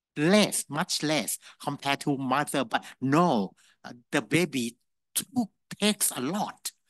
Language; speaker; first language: English; non-native, fluent; Thai